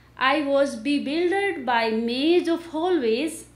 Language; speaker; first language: English; non-native, local second language; Nepali